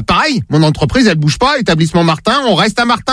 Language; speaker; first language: French; native; French